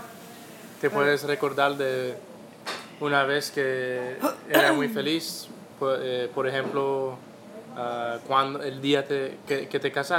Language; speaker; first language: Spanish; early bilingual, heritage; Spanish